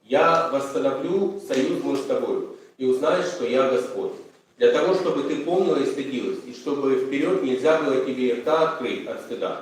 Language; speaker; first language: Russian; native; Russian